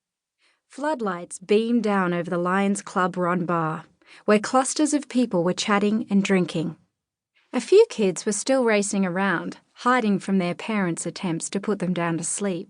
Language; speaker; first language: English; native; English